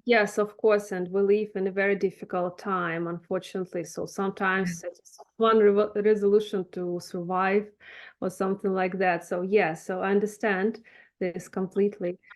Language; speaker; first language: English; non-native, fluent; Russian